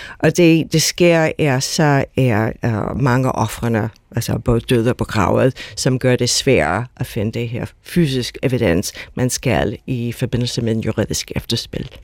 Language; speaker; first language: Danish; non-native, fluent; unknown